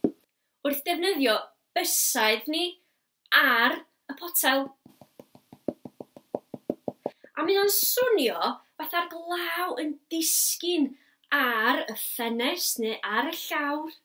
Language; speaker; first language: Welsh; native; Welsh